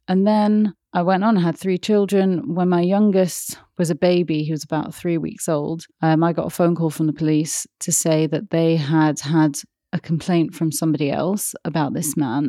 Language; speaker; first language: English; native; English